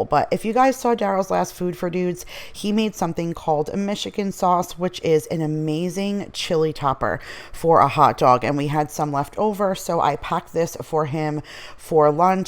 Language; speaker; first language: English; native; English